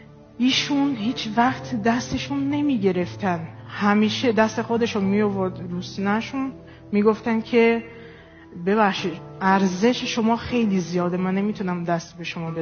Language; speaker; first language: Persian; non-native, fluent; Portuguese